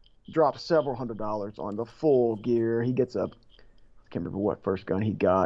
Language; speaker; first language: English; native; English